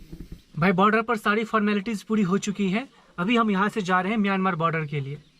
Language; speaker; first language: Hindi; native; Hindi